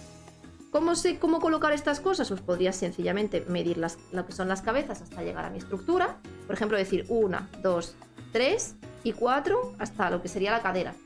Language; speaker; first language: Spanish; native; Spanish